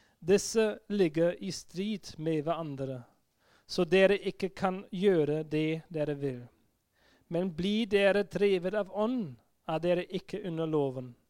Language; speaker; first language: Norwegian; non-native, fluent; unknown